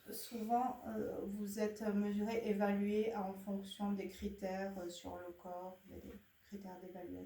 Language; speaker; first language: French; native; French